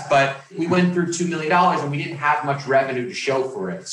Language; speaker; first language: English; native; English